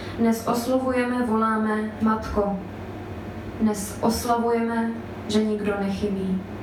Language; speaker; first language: Czech; native; Czech